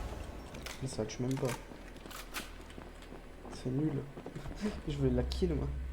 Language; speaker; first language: French; native; French